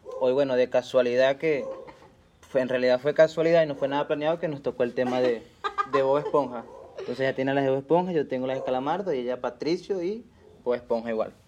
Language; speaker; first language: Spanish; native; Spanish